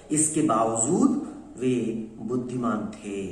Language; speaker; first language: Hindi; non-native, local second language; Kannada